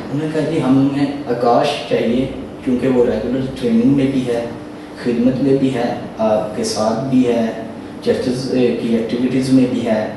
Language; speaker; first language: Urdu; native; Urdu